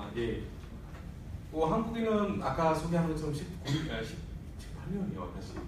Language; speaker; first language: Korean; non-native, fluent; Bangla